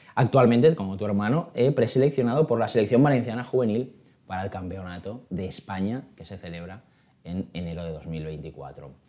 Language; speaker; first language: Spanish; native; Spanish